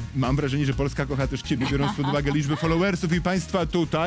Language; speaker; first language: Polish; native; Polish